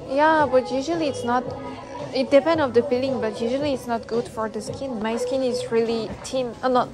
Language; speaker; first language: English; non-native, learner; French